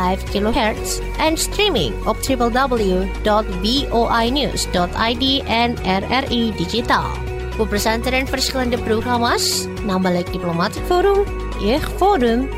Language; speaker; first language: Dutch; non-native, fluent; Indonesian